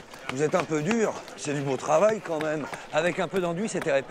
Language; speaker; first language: French; native; French